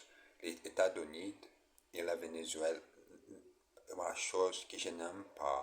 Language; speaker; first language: French; non-native, learner; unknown